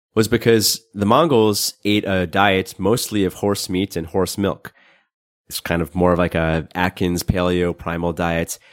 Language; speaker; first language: English; native; English